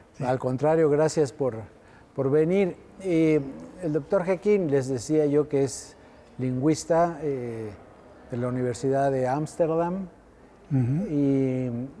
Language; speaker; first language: Spanish; native; Spanish